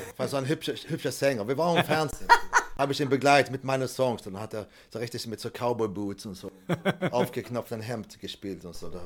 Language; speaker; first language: German; non-native, fluent; Swedish